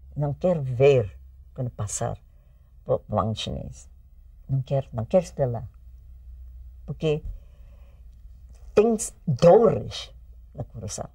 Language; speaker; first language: Portuguese; early bilingual, heritage; English